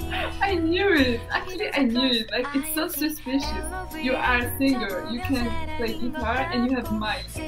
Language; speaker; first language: English; non-native, fluent; French